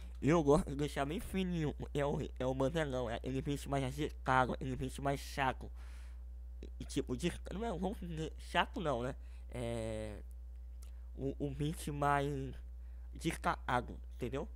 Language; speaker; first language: Portuguese; native; Portuguese